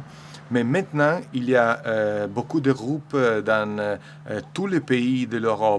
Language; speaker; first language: French; non-native, learner; Italian